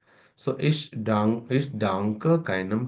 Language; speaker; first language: German; non-native, learner; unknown